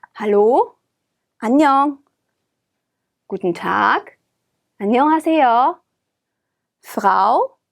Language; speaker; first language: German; non-native, fluent; Korean